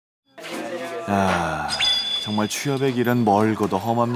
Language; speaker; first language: Korean; native; Korean